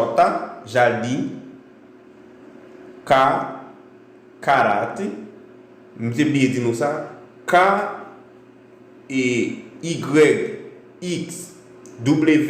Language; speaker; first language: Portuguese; non-native, learner; Haitian Creole